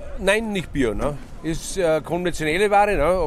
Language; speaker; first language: German; native; German